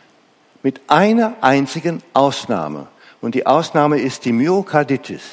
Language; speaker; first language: German; non-native, fluent; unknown